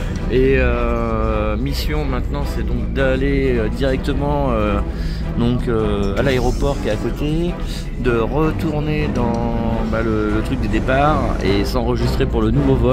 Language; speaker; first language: French; native; French